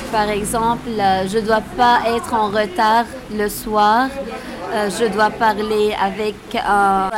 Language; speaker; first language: French; non-native, local second language; Arabic